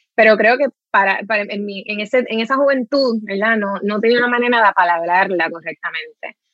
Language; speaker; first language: Spanish; native; Spanish